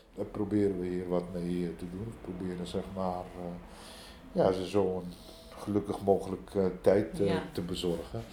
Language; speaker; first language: Dutch; early bilingual, other home language; Arabic